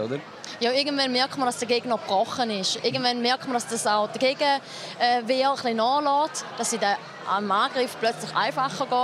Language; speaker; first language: German; native; German